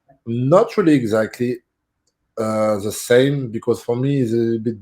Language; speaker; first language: English; non-native, fluent; French